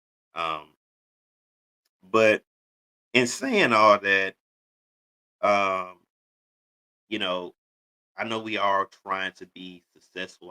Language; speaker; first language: English; native; English